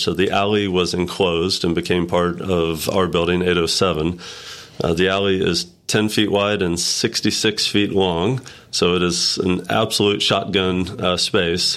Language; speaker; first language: English; native; English